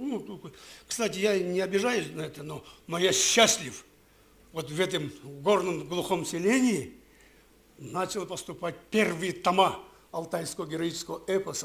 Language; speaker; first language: Russian; non-native, local second language; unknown